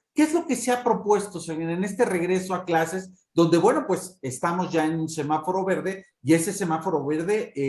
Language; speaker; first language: Spanish; native; Spanish